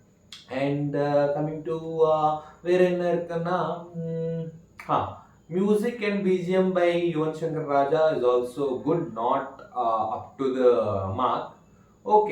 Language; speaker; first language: Tamil; non-native, learner; Malayalam